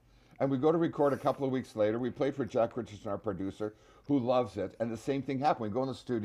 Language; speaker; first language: English; native; English